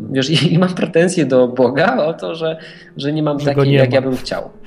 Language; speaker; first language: Polish; native; Polish